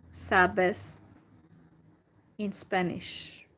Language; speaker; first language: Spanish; non-native, learner; Hungarian